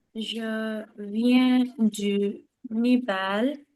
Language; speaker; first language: French; non-native, learner; Nepali